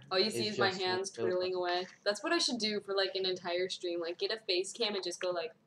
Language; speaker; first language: English; native; English